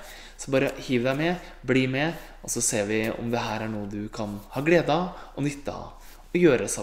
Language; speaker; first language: Norwegian; native; Norwegian